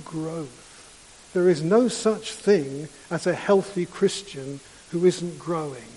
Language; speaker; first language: English; native; English